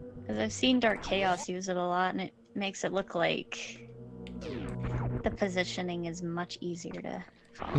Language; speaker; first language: English; native; English